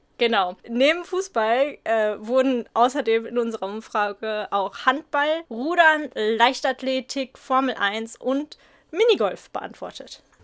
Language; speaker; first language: German; native; German